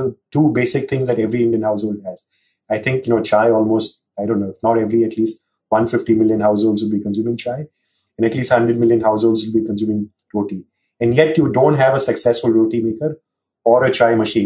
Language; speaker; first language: English; non-native, local second language; Hindi